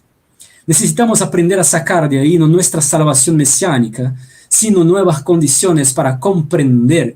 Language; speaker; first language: Spanish; native; Spanish